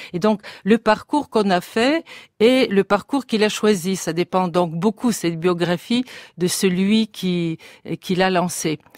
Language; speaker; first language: French; non-native, fluent; Bulgarian